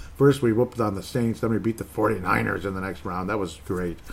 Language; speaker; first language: English; native; English